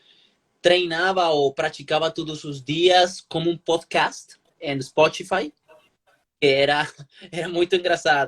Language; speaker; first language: Portuguese; non-native, learner; Spanish